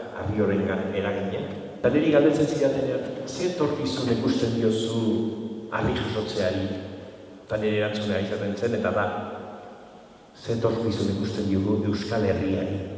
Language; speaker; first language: Basque; native; Basque